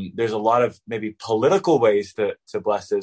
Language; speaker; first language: English; native; English